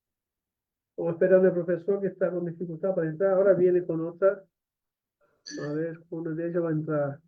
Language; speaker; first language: Spanish; native; Spanish